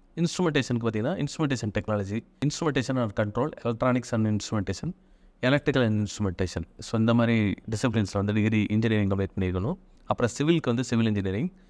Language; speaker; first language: Tamil; native; Tamil